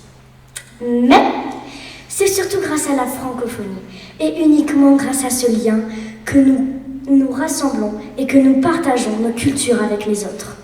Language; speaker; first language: French; native; French